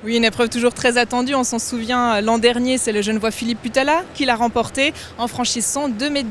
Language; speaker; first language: French; native; French